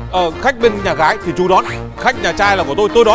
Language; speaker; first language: Vietnamese; native; Vietnamese